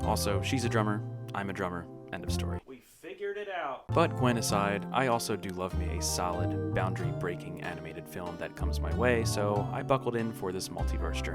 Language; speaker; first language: English; native; English